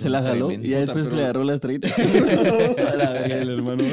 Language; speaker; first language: Spanish; native; Spanish